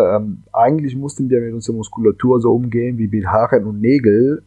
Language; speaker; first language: German; non-native, fluent; Spanish